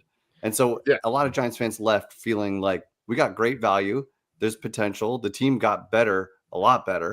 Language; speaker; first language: English; native; English